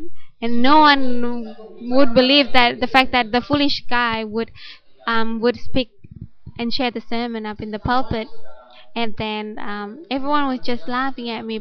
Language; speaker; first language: English; non-native, fluent; Indonesian